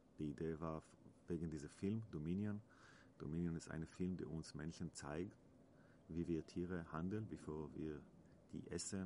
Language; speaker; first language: German; non-native, learner; Hebrew